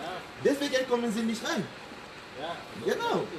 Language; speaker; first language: German; non-native, fluent; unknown